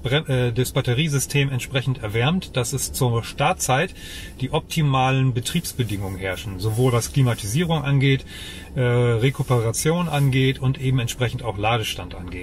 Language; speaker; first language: German; native; German